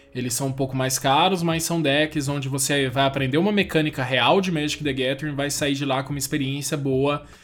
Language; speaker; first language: Portuguese; native; Portuguese